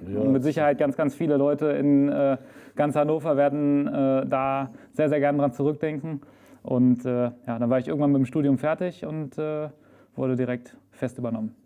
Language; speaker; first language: German; native; German